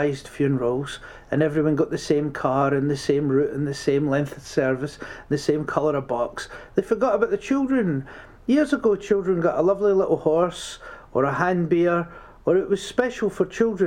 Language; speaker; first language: English; native; English